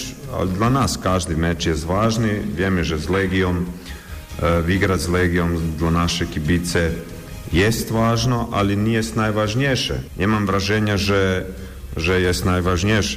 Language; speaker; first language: Polish; non-native, fluent; Croatian